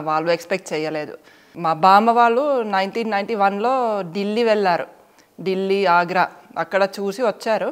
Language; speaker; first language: Telugu; non-native, fluent; Finnish